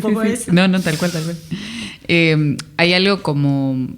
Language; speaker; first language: Spanish; native; Spanish